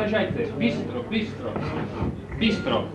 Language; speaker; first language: Russian; non-native, learner; Czech